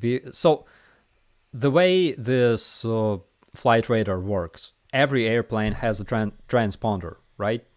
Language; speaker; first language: English; non-native, fluent; Ukrainian